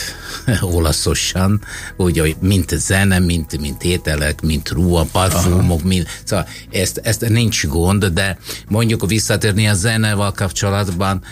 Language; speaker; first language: Hungarian; non-native, fluent; Italian